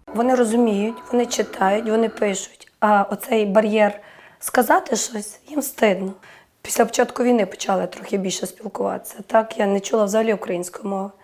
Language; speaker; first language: Ukrainian; native; Ukrainian